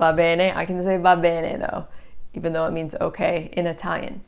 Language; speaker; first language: Italian; non-native, fluent; English